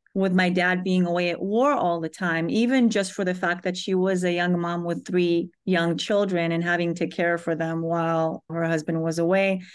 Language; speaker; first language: English; early bilingual, other home language; Hebrew